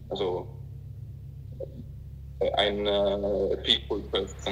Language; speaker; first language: German; non-native, learner; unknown